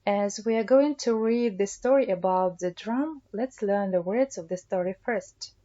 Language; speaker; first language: English; non-native, fluent; Kazakh